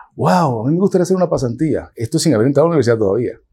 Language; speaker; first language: Spanish; native; Spanish